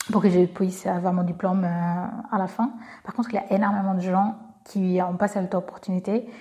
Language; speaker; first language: French; non-native, fluent; Portuguese